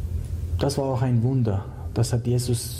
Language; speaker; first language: German; non-native, learner; Persian